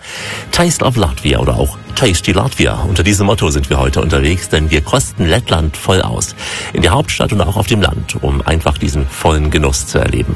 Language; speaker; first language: German; native; German